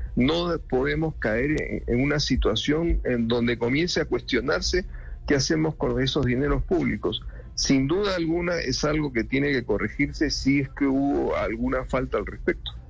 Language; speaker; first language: Spanish; native; Spanish